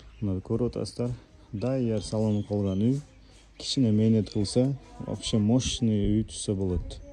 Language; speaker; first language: Kyrgyz; native; Kyrgyz